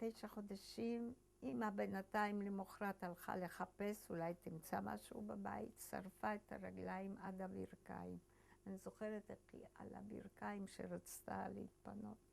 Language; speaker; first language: Hebrew; early bilingual, other home language; Polish